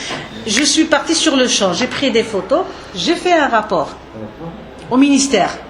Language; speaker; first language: French; non-native, local second language; Arabic